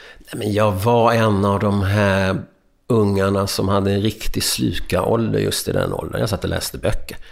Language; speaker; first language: Swedish; early bilingual, other home language; Hungarian